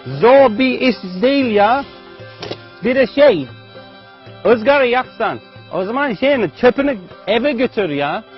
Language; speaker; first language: Turkish; non-native, fluent; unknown